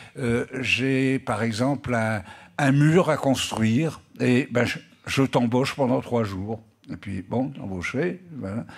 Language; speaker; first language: French; native; French